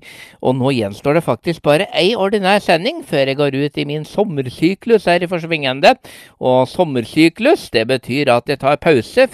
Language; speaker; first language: Norwegian; native; Norwegian